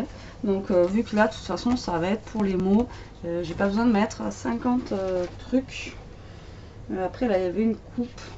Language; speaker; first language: French; native; French